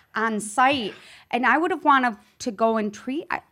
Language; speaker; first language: English; native; English